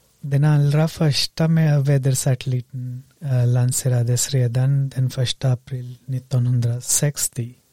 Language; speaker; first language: Swedish; non-native, fluent; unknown